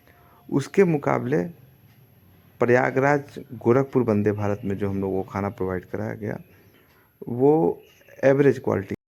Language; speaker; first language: Hindi; native; Hindi